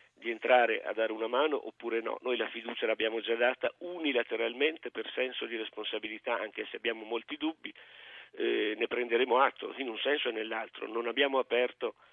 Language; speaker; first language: Italian; native; Italian